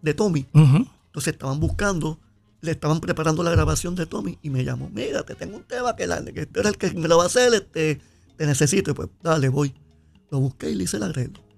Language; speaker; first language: Spanish; native; Spanish